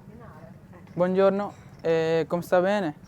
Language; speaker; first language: Italian; non-native, learner; Urdu